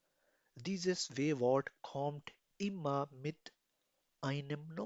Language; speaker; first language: German; non-native, fluent; Urdu